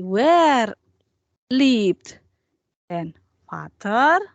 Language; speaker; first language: German; non-native, fluent; Indonesian